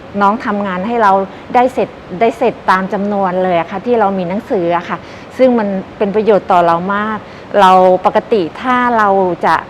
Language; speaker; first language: Thai; native; Thai